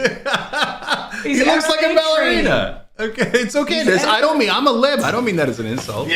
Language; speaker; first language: English; native; English